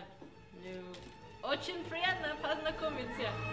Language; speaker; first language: Russian; non-native, learner; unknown